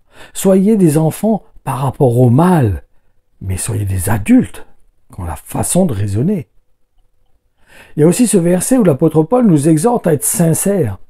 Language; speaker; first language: French; native; French